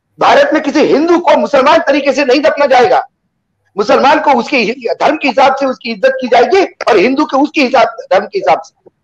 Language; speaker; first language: Hindi; non-native, local second language; Marathi